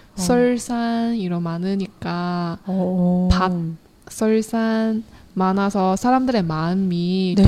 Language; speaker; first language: Korean; non-native, learner; Chinese